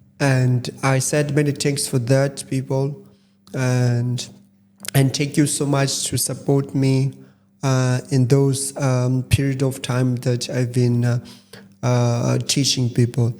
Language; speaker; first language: English; non-native, fluent; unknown